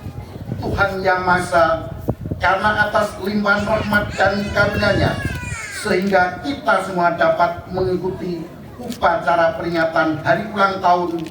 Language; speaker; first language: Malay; non-native, local second language; Javanese